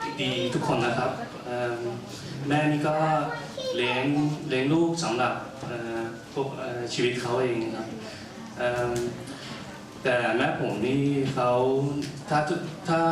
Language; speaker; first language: Thai; early bilingual, heritage; Dutch